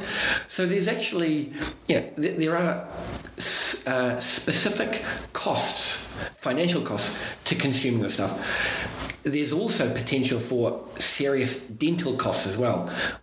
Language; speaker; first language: English; native; English